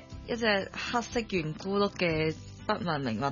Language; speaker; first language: Cantonese; native; Cantonese